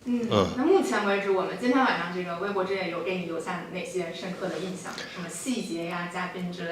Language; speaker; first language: Chinese; native; Chinese